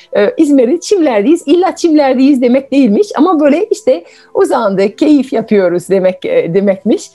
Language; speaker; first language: Turkish; non-native, fluent; French